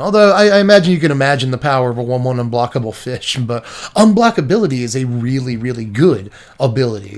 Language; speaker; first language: English; native; English